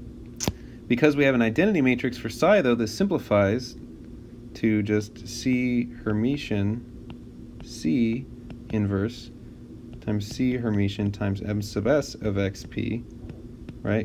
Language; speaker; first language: English; native; English